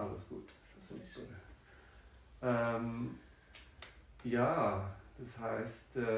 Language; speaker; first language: German; non-native, fluent; French